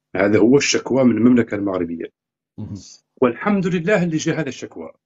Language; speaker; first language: Arabic; native; Arabic